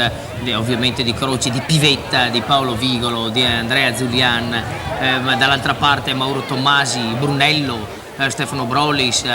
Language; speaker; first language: Italian; native; Italian